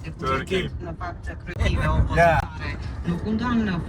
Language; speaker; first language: Turkish; non-native, learner; Albanian